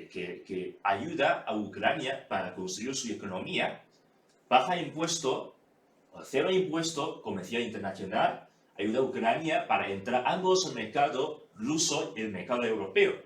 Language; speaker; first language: Spanish; non-native, fluent; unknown